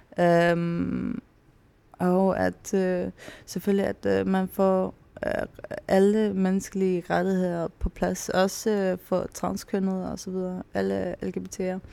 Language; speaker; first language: Danish; non-native, local second language; Faroese